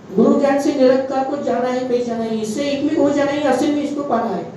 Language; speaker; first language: Hindi; non-native, local second language; Marathi